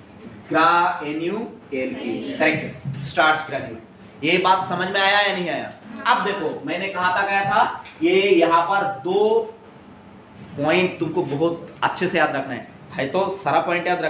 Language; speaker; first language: Hindi; non-native, local second language; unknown